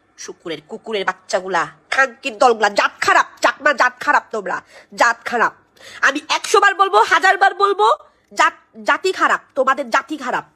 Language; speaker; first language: Bangla; non-native, local second language; Chakma